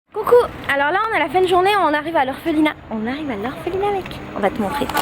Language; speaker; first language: French; native; French